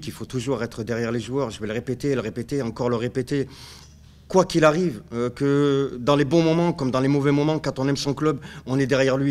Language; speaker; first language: French; native; French